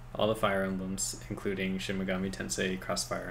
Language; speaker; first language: English; native; English